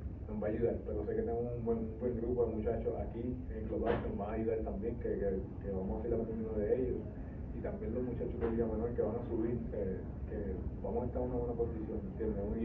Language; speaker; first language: Spanish; native; Spanish